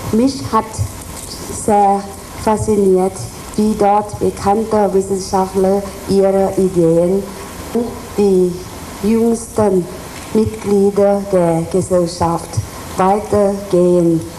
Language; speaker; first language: German; non-native, fluent; Thai